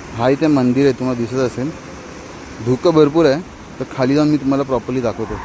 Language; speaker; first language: Marathi; non-native, local second language; Hindi